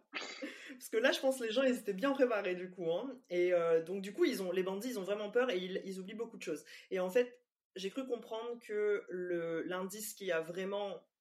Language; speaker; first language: French; native; French